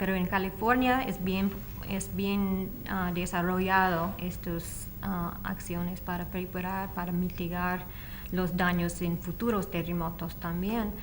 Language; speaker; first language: Spanish; non-native, fluent; English